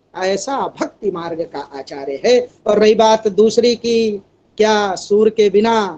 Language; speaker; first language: Hindi; native; Hindi